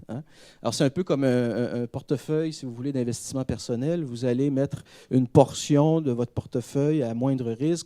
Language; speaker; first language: French; native; French